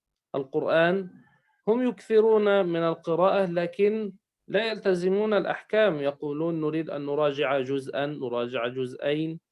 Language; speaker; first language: Arabic; native; Arabic